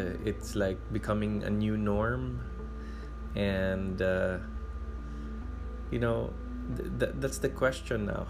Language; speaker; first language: English; non-native, local second language; Cebuano